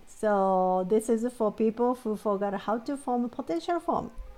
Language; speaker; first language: English; non-native, fluent; Japanese